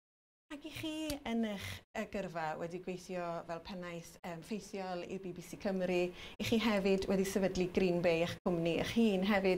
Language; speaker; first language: Welsh; native; Welsh